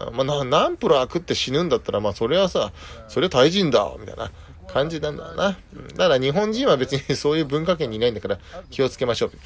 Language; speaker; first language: Japanese; native; Japanese